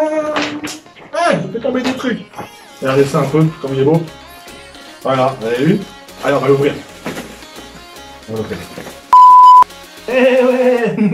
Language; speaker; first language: French; native; French